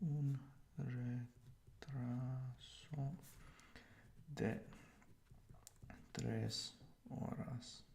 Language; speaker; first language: Spanish; non-native, learner; English